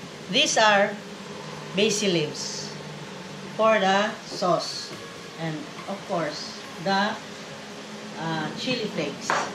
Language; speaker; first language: English; non-native, local second language; Cebuano